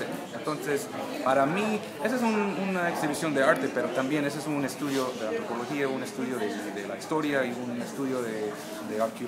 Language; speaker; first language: Spanish; early bilingual, heritage; Spanish